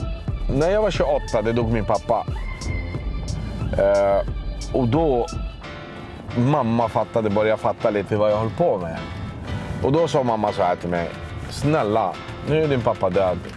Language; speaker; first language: Swedish; non-native, local second language; Arabic